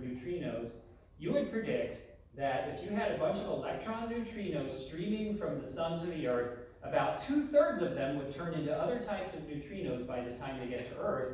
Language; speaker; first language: English; native; English